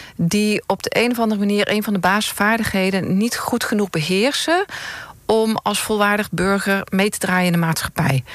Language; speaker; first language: Dutch; native; Dutch